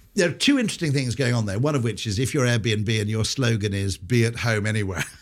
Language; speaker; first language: English; native; English